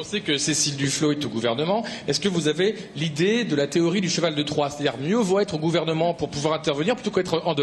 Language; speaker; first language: French; native; French